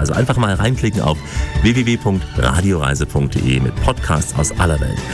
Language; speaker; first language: German; native; German